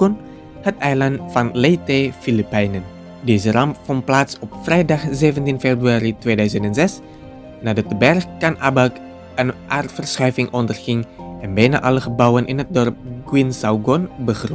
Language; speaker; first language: Dutch; non-native, fluent; Indonesian